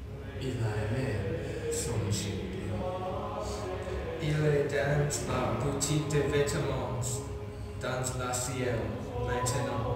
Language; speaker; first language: French; non-native, learner; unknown